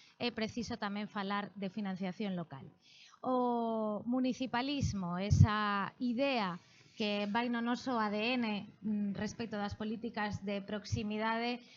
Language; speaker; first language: Galician; non-native, local second language; Spanish